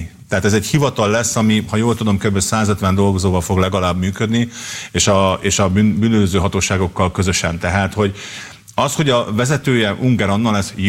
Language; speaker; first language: Hungarian; native; Hungarian